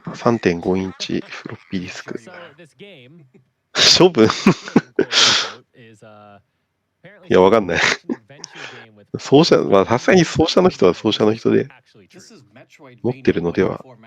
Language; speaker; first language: Japanese; native; Japanese